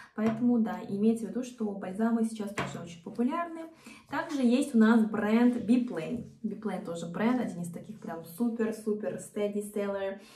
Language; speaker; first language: Russian; non-native, fluent; Korean